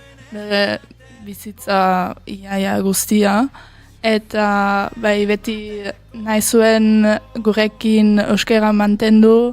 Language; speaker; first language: Basque; early bilingual, heritage; Basque